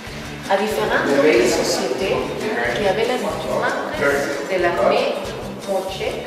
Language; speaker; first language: French; non-native, fluent; Spanish